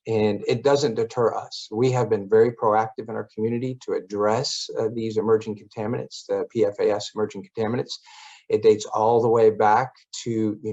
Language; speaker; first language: English; native; English